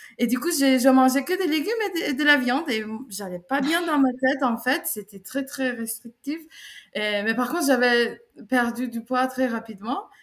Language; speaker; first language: French; non-native, fluent; Turkish